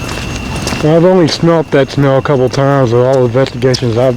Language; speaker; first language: English; native; English